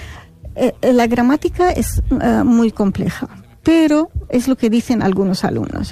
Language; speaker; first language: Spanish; non-native, fluent; Arabic